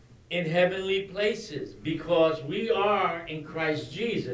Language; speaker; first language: English; early bilingual, other home language; Spanish